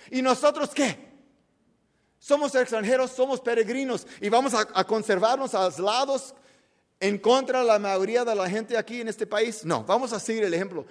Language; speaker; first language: Spanish; early bilingual, heritage; Spanish